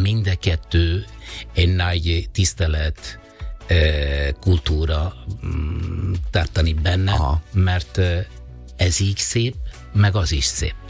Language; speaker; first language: Hungarian; non-native, learner; Italian